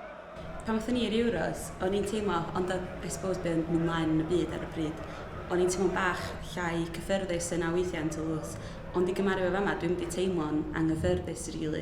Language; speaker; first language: Welsh; native; Welsh